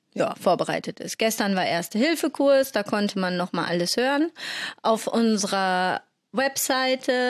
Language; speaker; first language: German; native; German